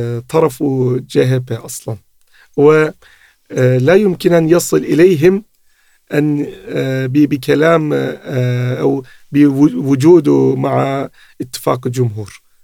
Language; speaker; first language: Arabic; non-native, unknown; Turkish